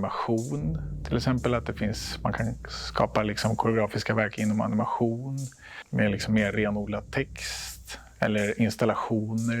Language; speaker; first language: Swedish; native; Swedish